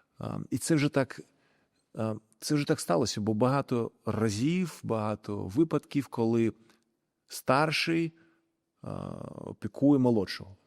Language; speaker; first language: Ukrainian; non-native, local second language; Russian